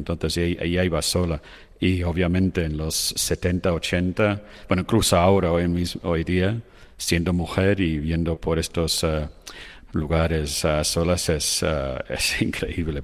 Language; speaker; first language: Spanish; non-native, fluent; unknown